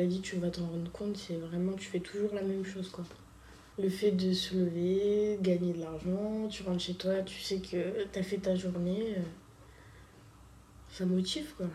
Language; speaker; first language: French; native; French